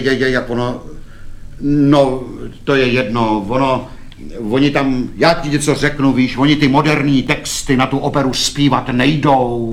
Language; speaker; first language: Czech; native; Czech